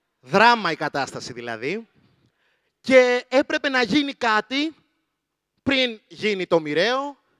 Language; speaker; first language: Greek; early bilingual, other home language; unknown